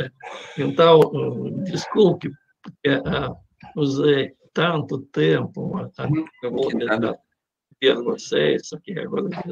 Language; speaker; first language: Portuguese; non-native, fluent; Russian